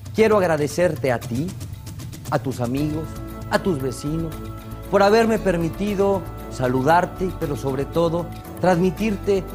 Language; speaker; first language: Spanish; native; Spanish